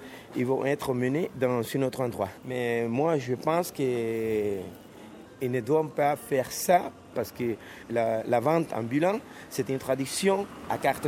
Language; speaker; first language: French; non-native, fluent; Spanish